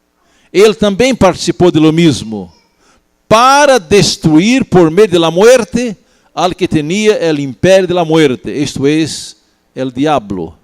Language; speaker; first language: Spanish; non-native, learner; Portuguese